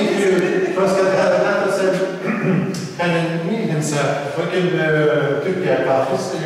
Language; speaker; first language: Finnish; non-native, learner; Russian